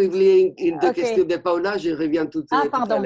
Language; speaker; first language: French; non-native, fluent; Spanish